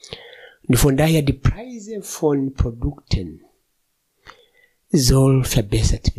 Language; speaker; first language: German; non-native, fluent; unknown